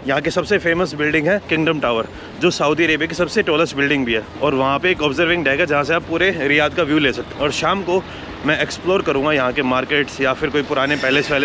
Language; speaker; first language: Hindi; native; Hindi